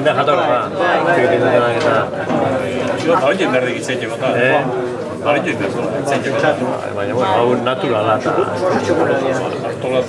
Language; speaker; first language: Basque; non-native, learner; Spanish